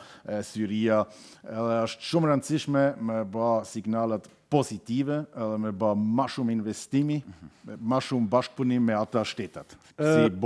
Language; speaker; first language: Albanian; non-native, learner; German